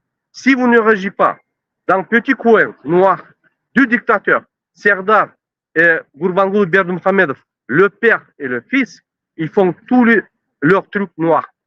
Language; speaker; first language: French; non-native, learner; Turkmen